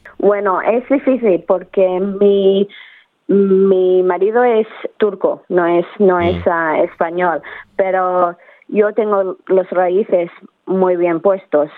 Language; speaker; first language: Spanish; early bilingual, heritage; Spanish